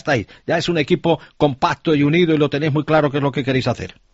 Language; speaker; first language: Spanish; native; Spanish